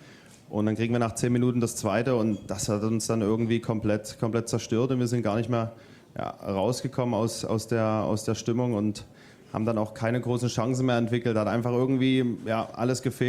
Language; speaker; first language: German; native; German